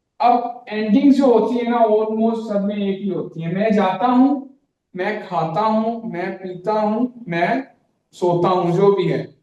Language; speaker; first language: Urdu; native; Urdu